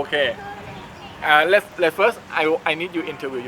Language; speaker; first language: English; non-native, learner; Thai